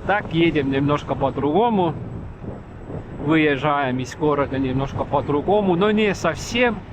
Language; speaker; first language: Russian; non-native, local second language; Estonian